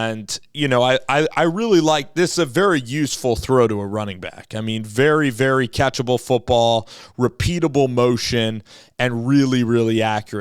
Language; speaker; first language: English; native; English